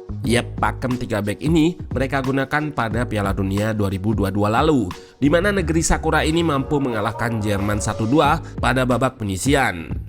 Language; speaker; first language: Indonesian; native; Indonesian